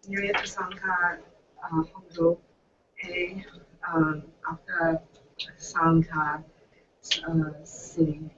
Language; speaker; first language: Hindi; non-native, learner; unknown